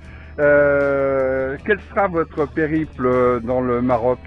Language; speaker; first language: French; native; French